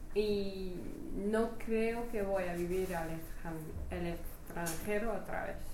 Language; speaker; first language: Spanish; non-native, learner; French